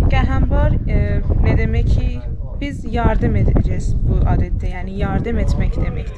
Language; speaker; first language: Turkish; non-native, fluent; Persian